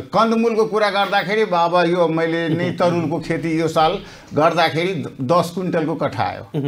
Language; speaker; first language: Nepali; non-native, local second language; Maithili